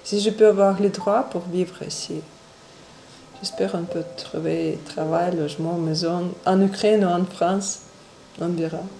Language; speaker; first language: French; non-native, learner; Ukrainian